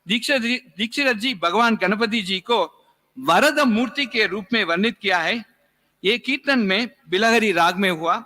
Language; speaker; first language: Hindi; non-native, local second language; Tamil